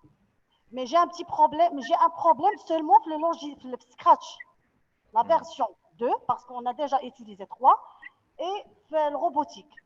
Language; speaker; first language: French; non-native, local second language; Arabic